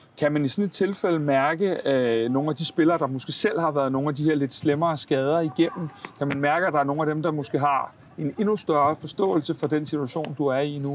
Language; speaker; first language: Danish; native; Danish